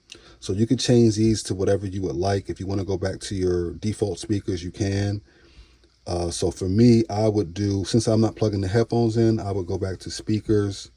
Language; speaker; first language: English; native; English